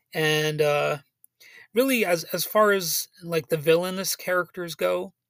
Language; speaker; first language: English; native; English